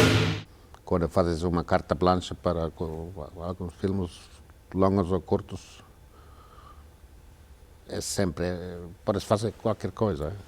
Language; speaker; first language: Portuguese; non-native, learner; Finnish